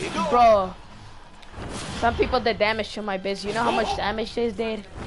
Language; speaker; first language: English; early bilingual, other home language; Spanish